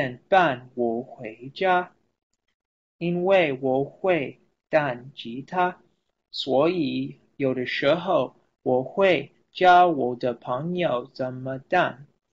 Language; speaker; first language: Chinese; non-native, learner; English